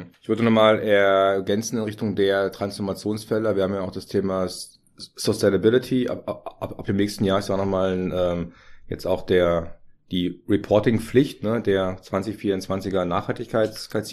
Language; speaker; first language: German; native; German